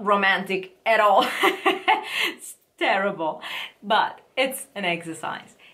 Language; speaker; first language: English; non-native, fluent; Italian